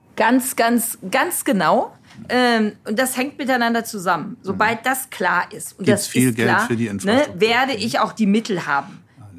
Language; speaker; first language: German; native; German